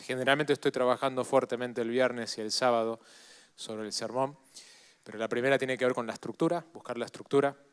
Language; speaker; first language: Spanish; native; Spanish